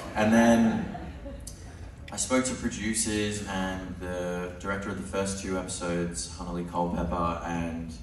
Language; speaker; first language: English; native; English